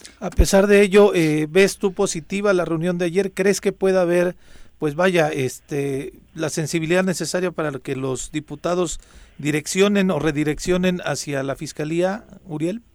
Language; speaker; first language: Spanish; native; Spanish